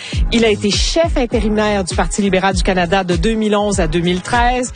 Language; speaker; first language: French; native; French